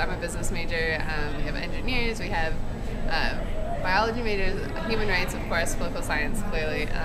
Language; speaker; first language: English; native; English